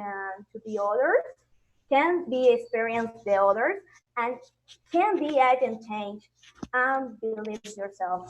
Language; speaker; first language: English; non-native, learner; Spanish